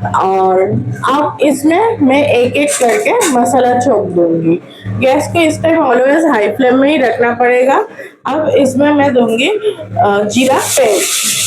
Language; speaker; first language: Hindi; non-native, local second language; Bangla